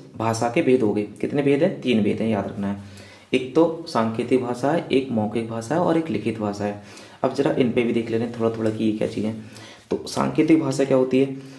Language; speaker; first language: Hindi; native; Hindi